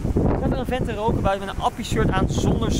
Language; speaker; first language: Dutch; native; Dutch